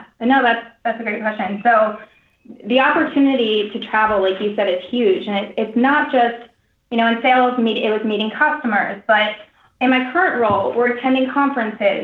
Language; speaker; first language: English; native; English